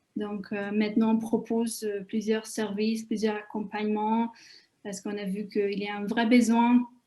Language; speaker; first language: French; non-native, fluent; Hungarian